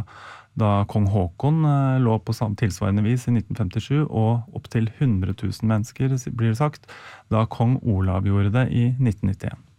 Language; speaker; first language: Norwegian; native; Norwegian